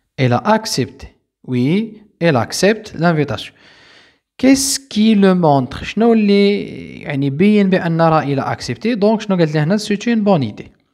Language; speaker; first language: French; non-native, local second language; Arabic